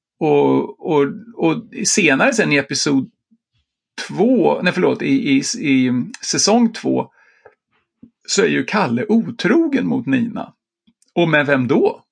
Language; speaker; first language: Swedish; native; Swedish